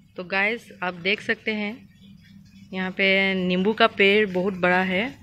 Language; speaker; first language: Hindi; non-native, local second language; Assamese